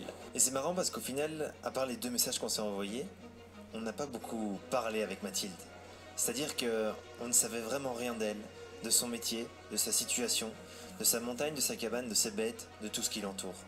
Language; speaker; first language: French; native; French